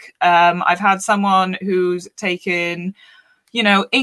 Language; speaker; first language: English; native; English